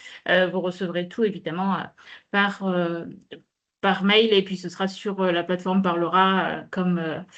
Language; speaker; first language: French; native; French